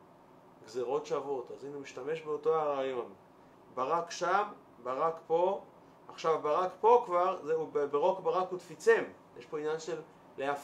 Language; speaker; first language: Hebrew; native; Hebrew